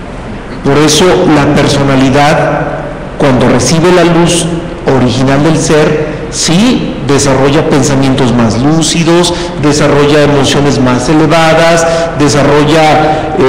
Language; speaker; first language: Spanish; native; Spanish